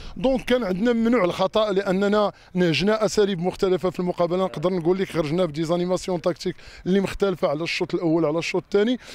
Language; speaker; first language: Arabic; native; Arabic